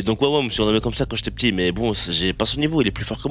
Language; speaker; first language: French; native; French